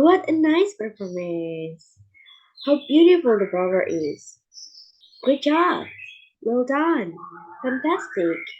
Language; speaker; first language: English; non-native, fluent; Indonesian